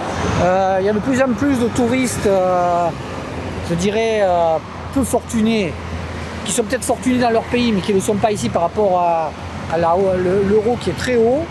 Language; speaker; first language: French; native; French